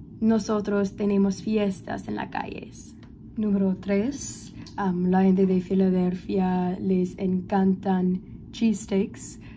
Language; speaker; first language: Spanish; non-native, learner; English